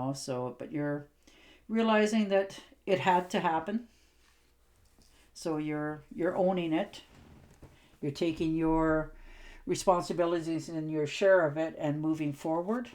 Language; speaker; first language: English; native; English